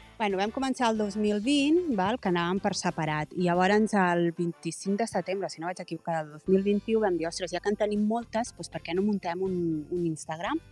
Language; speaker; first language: Catalan; native; Catalan